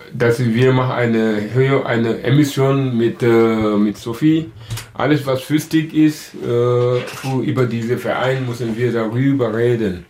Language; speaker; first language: German; non-native, learner; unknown